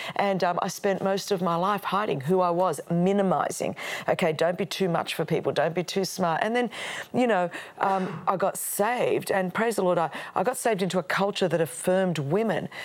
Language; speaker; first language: English; non-native, local second language; Greek